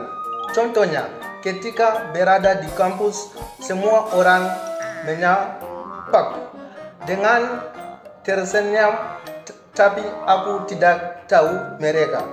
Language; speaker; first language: Indonesian; non-native, learner; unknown